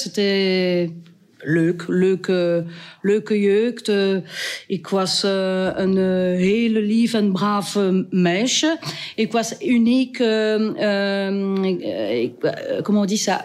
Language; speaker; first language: Dutch; non-native, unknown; French